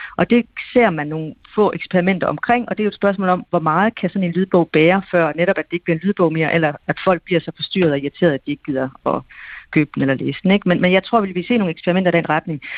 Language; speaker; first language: Danish; native; Danish